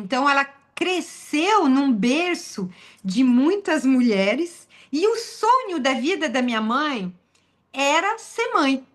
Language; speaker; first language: Portuguese; non-native, fluent; French